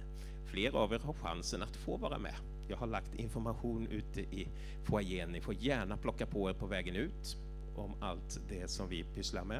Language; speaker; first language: Swedish; native; Swedish